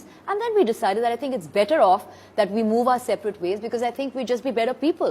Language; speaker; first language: English; non-native, local second language; Hindi